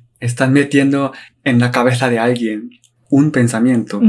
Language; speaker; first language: Spanish; non-native, learner; Korean